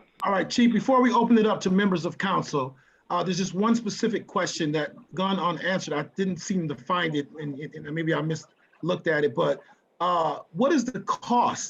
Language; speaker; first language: English; native; English